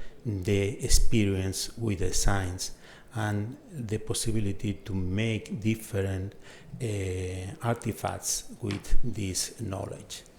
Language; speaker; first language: English; non-native, fluent; Spanish